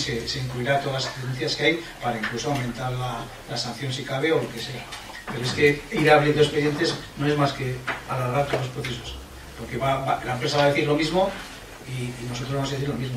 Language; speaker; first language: Spanish; native; Spanish